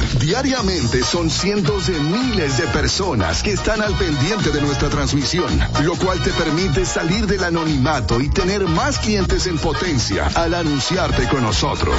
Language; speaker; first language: Spanish; native; Spanish